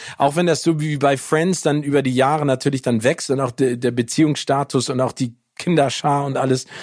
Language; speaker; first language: German; early bilingual, other home language; English